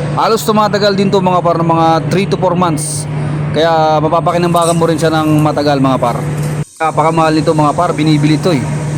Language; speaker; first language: Filipino; non-native, local second language; Iloko